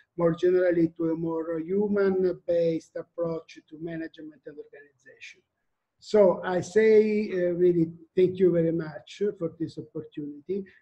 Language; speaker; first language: English; non-native, fluent; Italian